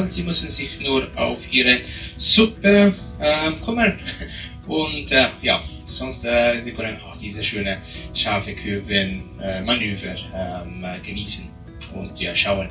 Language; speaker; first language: German; non-native, fluent; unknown